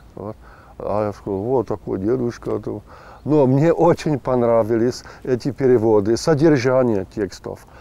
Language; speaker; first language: Russian; non-native, fluent; Czech